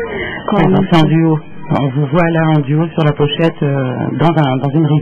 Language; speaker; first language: French; native; French